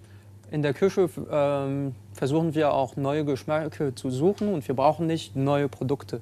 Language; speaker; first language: German; non-native, fluent; French